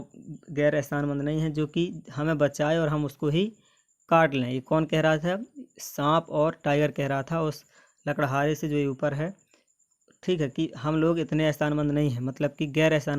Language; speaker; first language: Hindi; native; Hindi